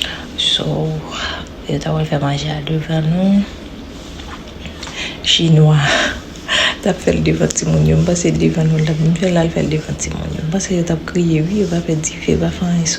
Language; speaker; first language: French; non-native, learner; Haitian Creole